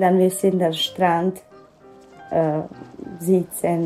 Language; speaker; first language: German; non-native, learner; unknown